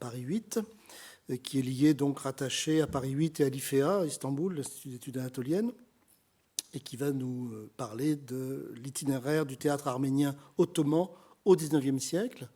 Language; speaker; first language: French; native; French